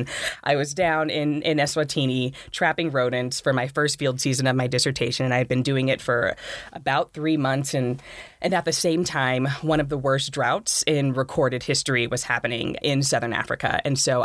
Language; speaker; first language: English; native; English